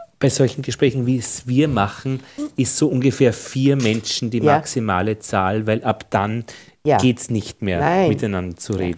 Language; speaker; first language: German; native; German